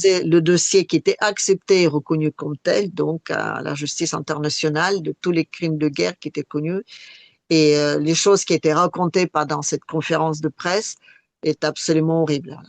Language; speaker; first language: French; non-native, fluent; Russian